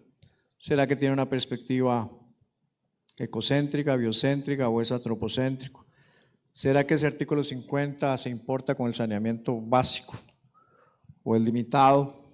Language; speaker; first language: Spanish; native; Spanish